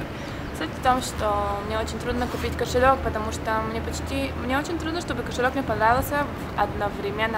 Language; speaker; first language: Russian; early bilingual, heritage; Russian